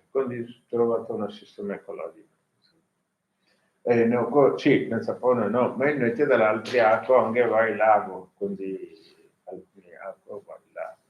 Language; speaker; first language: Italian; non-native, learner; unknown